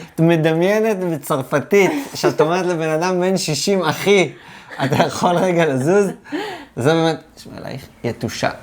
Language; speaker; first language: Hebrew; native; Hebrew